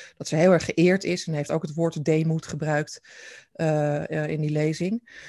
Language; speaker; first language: Dutch; native; Dutch